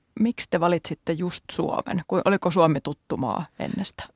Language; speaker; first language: Finnish; native; Finnish